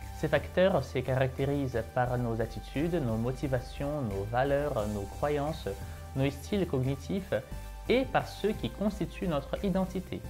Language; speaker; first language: French; non-native, fluent; Portuguese